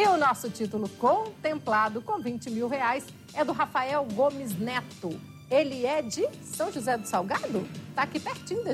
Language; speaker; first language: Portuguese; native; Portuguese